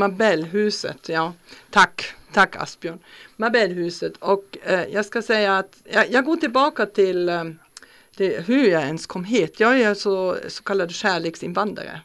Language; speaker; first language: Swedish; non-native, fluent; German